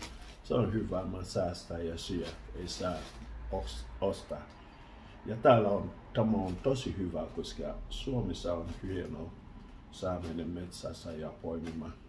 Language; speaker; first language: Finnish; non-native, learner; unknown